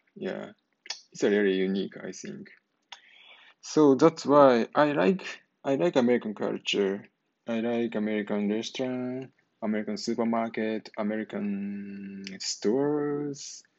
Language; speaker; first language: English; non-native, learner; Japanese